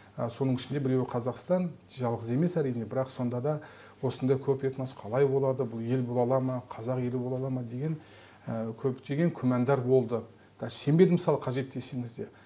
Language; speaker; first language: Kazakh; non-native, local second language; Turkish